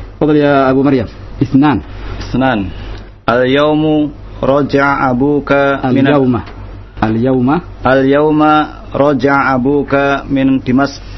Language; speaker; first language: Arabic; non-native, learner; Indonesian